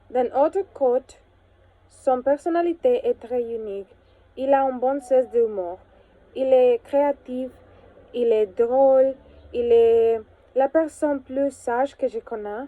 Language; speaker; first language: French; non-native, learner; Spanish